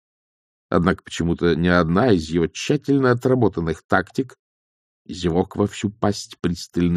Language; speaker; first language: Russian; native; Russian